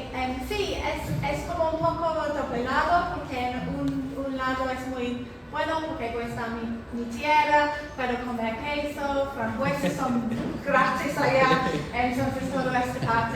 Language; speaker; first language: Spanish; non-native, learner; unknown